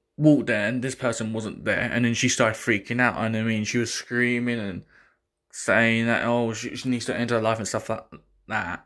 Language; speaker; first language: English; native; English